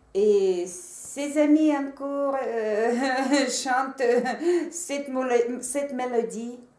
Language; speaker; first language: French; non-native, learner; Russian